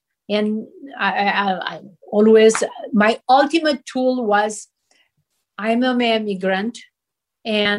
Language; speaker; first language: English; non-native, fluent; Romanian